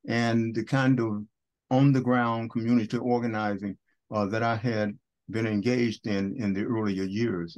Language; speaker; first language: English; native; English